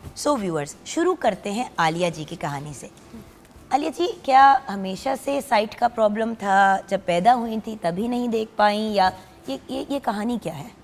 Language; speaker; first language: Urdu; native; Urdu